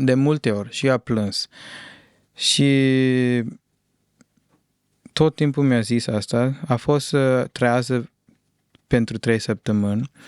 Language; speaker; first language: Romanian; non-native, fluent; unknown